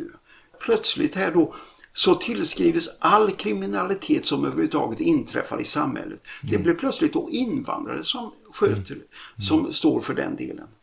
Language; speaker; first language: Swedish; native; Swedish